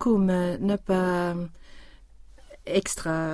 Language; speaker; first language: French; non-native, learner; Swedish